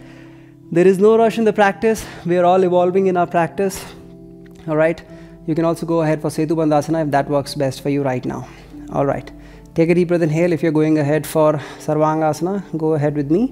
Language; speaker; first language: English; non-native, local second language; Hindi